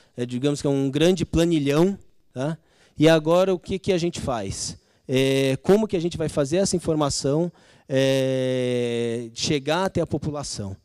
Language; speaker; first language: Portuguese; native; Portuguese